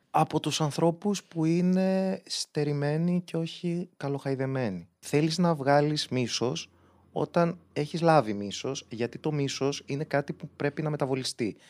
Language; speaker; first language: Greek; native; Greek